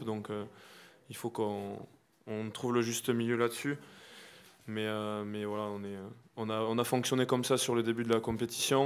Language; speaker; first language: French; native; French